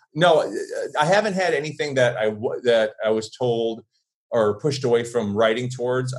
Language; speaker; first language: English; native; English